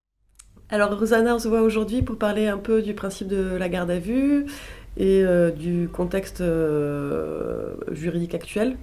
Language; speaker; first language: French; native; French